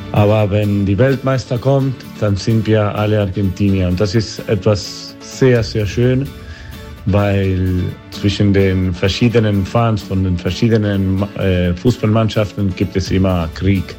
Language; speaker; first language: German; non-native, fluent; Spanish